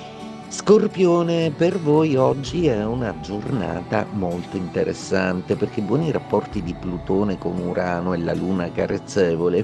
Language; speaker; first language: Italian; native; Italian